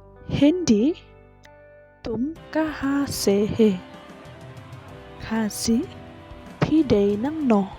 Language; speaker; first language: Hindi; non-native, local second language; Khasi